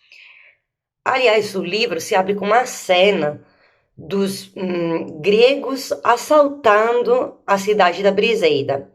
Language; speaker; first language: Portuguese; native; Portuguese